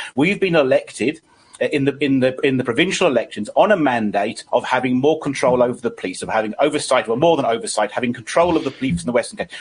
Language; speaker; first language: English; native; English